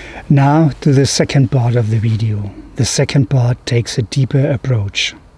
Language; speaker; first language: English; non-native, fluent; German